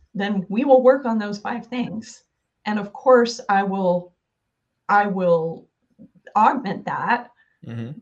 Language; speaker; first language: English; native; English